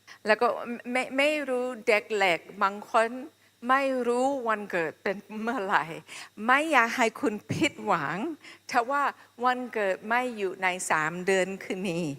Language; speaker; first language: Thai; non-native, fluent; English